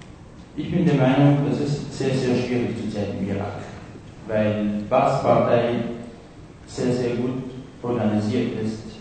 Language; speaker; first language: German; non-native, fluent; Kurdish